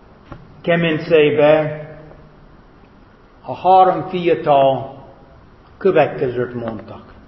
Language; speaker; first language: Hungarian; non-native, fluent; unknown